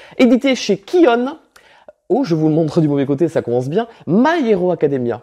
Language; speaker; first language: French; native; French